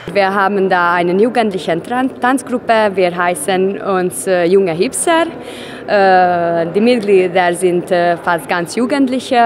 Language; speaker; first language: German; non-native, local second language; Hungarian